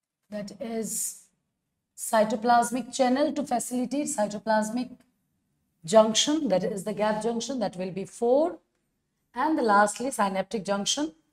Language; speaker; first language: English; non-native, local second language; Assamese